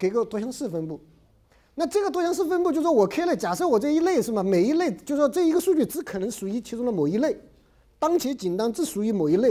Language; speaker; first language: Chinese; native; Chinese